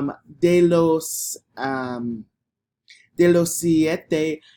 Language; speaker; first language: Spanish; non-native, learner; English